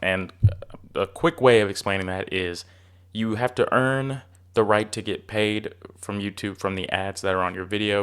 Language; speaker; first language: English; native; English